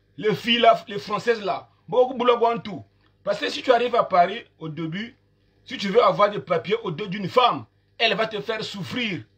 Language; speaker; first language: French; non-native, local second language; Lingala